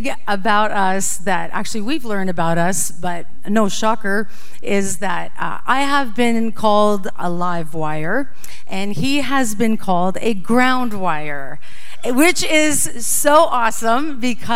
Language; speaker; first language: English; early bilingual, other home language; Dutch